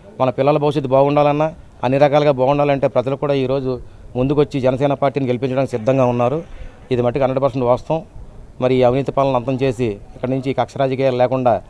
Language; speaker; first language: Telugu; native; Telugu